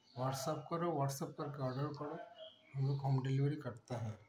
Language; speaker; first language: Hindi; non-native, local second language; Bangla